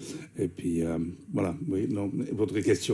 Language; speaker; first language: French; non-native, fluent; English